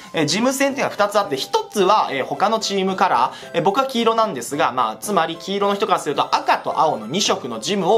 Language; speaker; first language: Japanese; native; Japanese